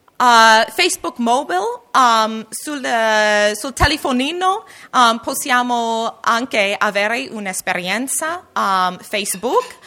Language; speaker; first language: Italian; non-native, learner; English